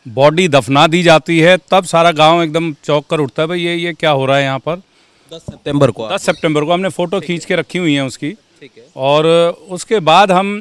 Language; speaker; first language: Hindi; native; Hindi